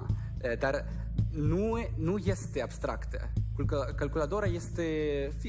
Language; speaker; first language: Romanian; non-native, learner; Ukrainian